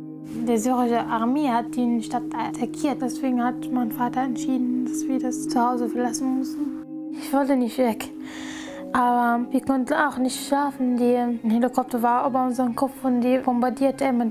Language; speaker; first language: German; non-native, fluent; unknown